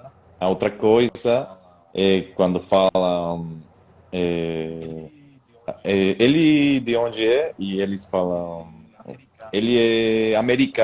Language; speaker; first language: Portuguese; non-native, fluent; Spanish